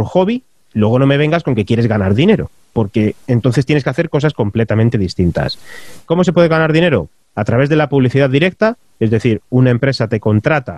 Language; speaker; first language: Spanish; native; Spanish